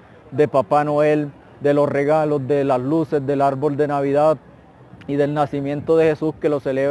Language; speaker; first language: Spanish; native; Spanish